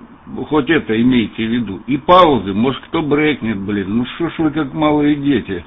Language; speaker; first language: Russian; native; Russian